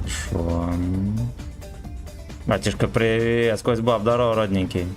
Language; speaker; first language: Russian; native; Russian